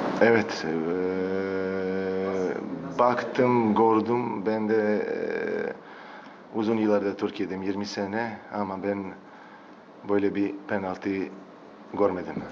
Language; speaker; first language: Turkish; non-native, fluent; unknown